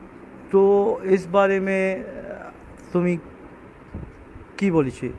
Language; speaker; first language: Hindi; non-native, fluent; Bangla